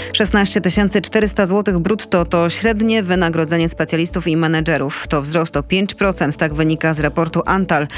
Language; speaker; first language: Polish; native; Polish